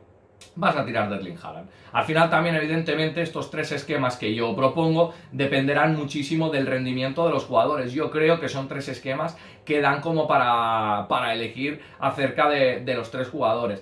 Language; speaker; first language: Spanish; native; Spanish